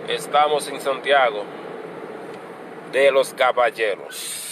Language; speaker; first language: Spanish; non-native, learner; Haitian Creole